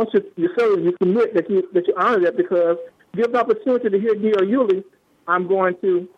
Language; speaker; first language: English; native; English